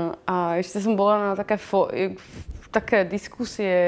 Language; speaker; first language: Slovak; non-native, fluent; Dutch